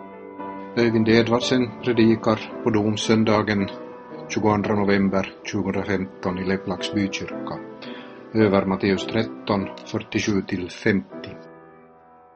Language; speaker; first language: Swedish; native; Swedish